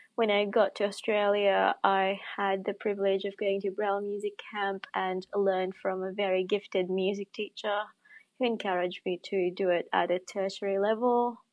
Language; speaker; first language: English; non-native, fluent; Indonesian